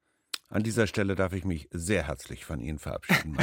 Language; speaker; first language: German; native; German